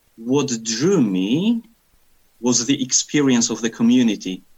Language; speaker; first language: English; non-native, fluent; Polish